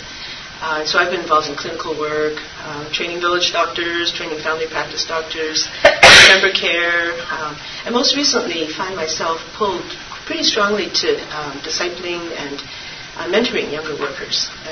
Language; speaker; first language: English; native; English